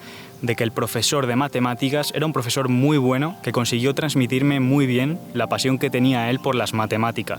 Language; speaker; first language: Spanish; native; Spanish